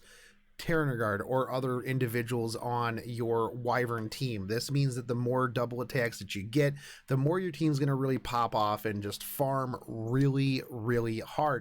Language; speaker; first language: English; native; English